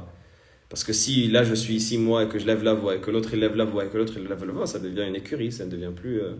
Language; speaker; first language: French; native; French